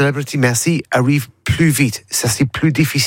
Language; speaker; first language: French; non-native, learner; English